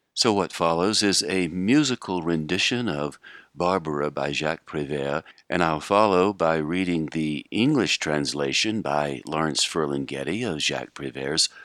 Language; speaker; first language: English; native; English